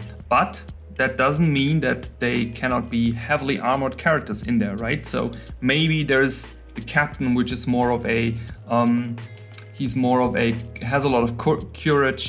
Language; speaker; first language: English; non-native, fluent; German